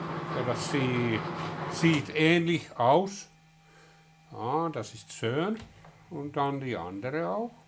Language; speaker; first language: German; non-native, learner; Finnish